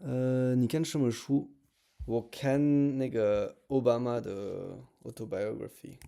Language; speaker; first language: Chinese; non-native, learner; English